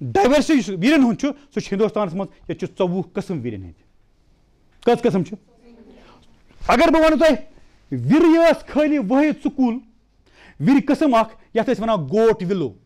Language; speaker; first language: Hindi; non-native, local second language; Kashmiri